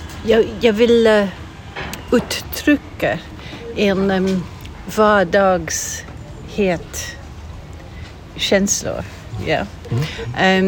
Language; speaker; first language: Swedish; non-native, fluent; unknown